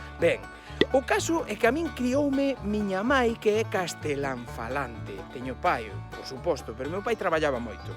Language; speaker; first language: Galician; non-native, local second language; Spanish